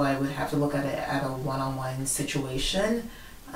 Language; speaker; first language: English; native; English